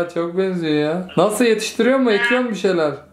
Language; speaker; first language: Turkish; native; Turkish